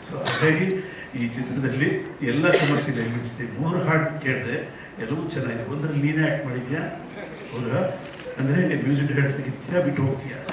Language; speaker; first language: Kannada; native; Kannada